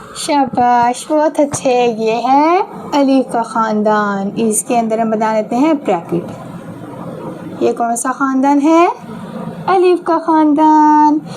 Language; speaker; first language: Urdu; native; Urdu